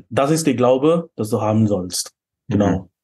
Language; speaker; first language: German; non-native, fluent; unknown